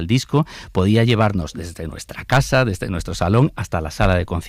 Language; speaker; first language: Spanish; native; Spanish